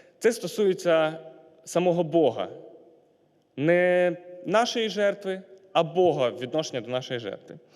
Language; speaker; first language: Ukrainian; non-native, local second language; Russian